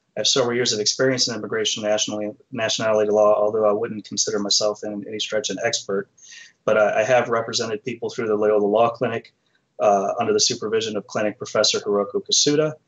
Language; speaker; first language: English; native; English